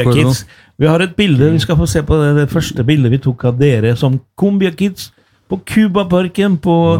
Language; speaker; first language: Norwegian; non-native, fluent; Spanish